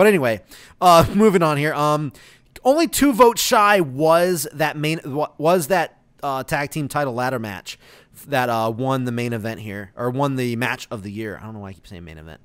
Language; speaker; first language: English; native; English